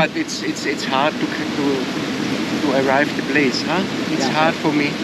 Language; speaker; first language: English; non-native, learner; German